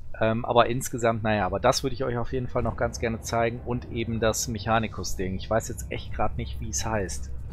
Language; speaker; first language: German; native; German